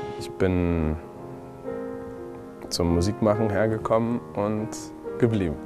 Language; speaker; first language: German; non-native, fluent; Spanish